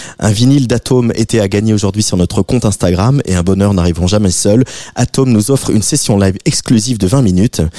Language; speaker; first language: French; native; French